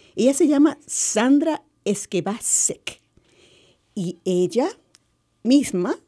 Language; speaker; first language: Spanish; native; Spanish